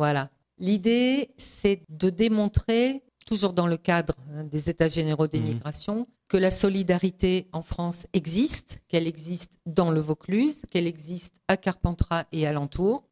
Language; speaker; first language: French; native; French